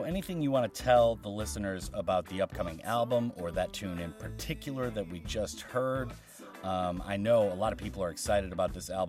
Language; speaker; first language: English; native; English